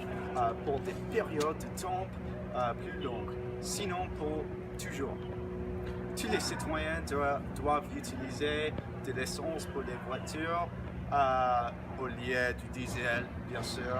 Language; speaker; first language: French; non-native, learner; English